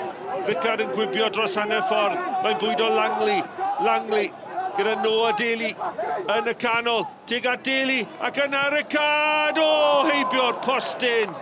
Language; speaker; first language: Welsh; native; Welsh